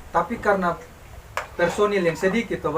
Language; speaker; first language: Malay; native; Malay